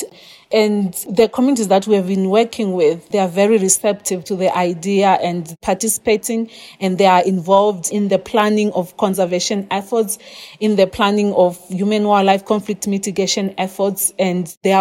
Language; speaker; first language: English; non-native, local second language; Shona